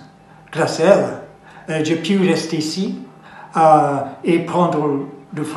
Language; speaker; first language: French; non-native, learner; Japanese